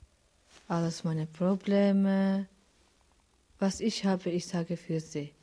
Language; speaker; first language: German; non-native, learner; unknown